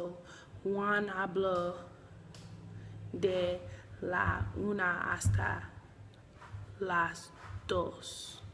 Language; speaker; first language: Spanish; non-native, learner; English